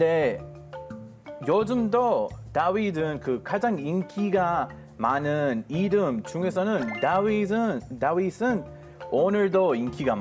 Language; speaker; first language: Korean; non-native, fluent; Hebrew